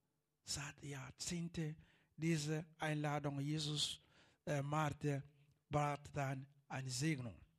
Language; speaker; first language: German; non-native, learner; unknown